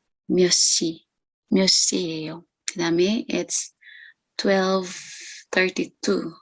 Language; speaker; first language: Korean; non-native, local second language; Filipino